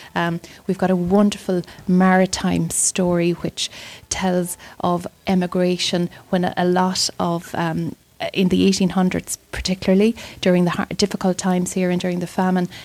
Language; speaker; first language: English; native; English